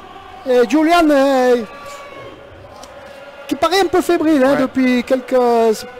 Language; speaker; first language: French; native; French